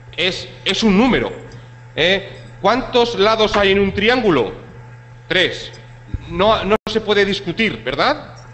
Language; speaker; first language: Spanish; native; Spanish